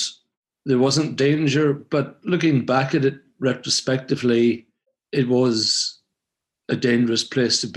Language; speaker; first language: English; native; English